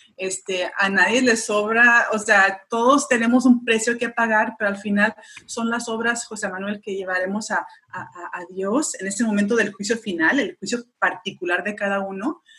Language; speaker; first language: Spanish; early bilingual, heritage; Spanish